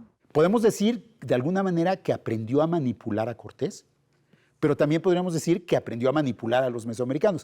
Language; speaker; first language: Spanish; native; Spanish